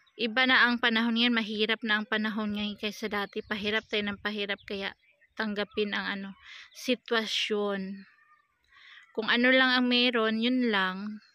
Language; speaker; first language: Filipino; native; Filipino